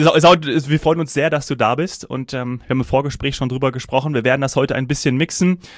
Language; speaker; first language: German; native; German